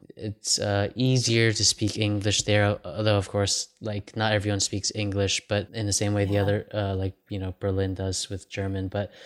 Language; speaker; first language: English; native; English